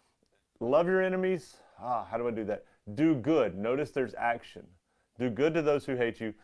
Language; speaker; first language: English; native; English